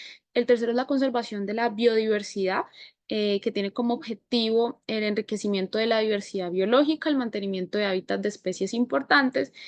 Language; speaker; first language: Spanish; native; Spanish